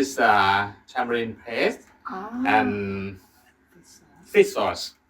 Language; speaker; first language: English; non-native, learner; Thai